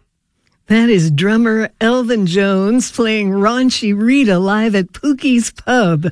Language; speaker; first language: English; native; English